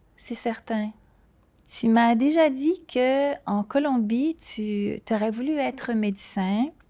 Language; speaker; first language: French; native; French